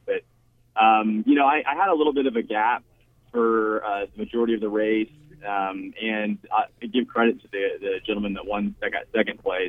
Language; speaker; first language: English; native; English